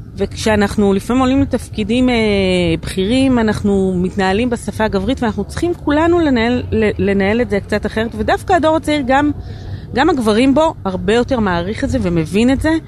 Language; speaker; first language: Hebrew; native; Hebrew